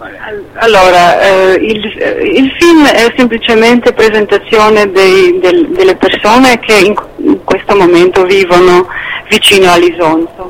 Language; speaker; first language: Italian; non-native, fluent; Slovenian